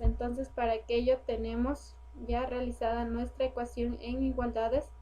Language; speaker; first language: Spanish; native; Spanish